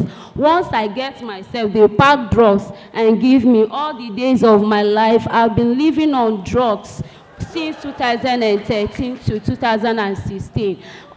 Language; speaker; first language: English; non-native, local second language; Igbo